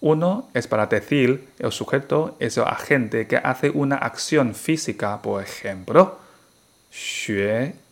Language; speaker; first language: Spanish; non-native, fluent; Chinese